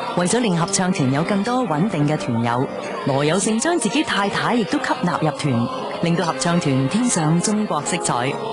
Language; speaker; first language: Cantonese; native; Cantonese